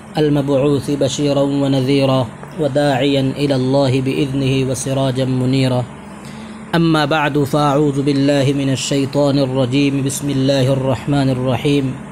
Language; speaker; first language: Urdu; native; Urdu